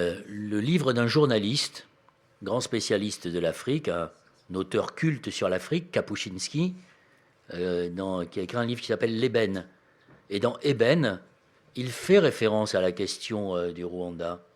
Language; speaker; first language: French; native; French